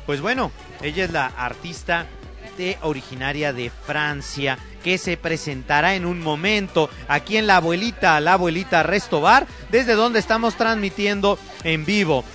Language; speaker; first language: Spanish; native; Spanish